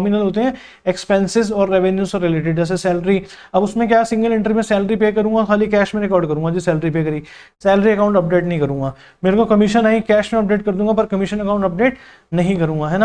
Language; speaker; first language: Hindi; native; Hindi